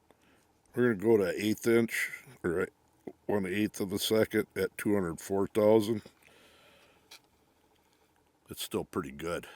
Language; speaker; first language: English; native; English